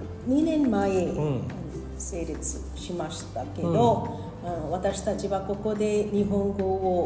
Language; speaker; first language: Japanese; non-native, fluent; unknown